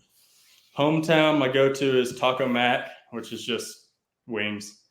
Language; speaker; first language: English; native; English